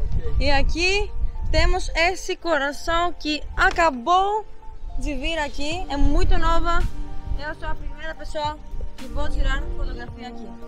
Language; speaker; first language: Portuguese; non-native, learner; Greek